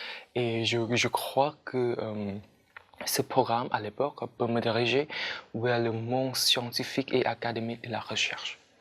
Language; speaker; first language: French; non-native, fluent; Khmer